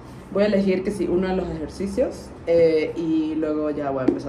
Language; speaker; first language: Spanish; native; Spanish